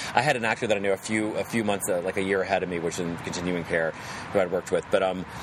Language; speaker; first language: English; native; English